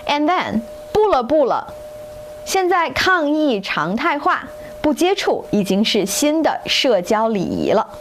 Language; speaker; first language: Chinese; native; Chinese